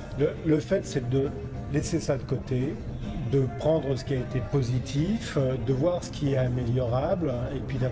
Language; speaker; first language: French; native; French